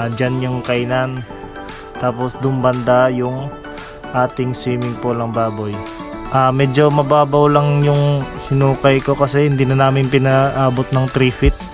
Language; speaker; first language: Filipino; non-native, local second language; Cebuano